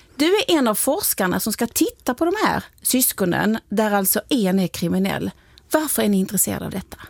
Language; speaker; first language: Swedish; native; Swedish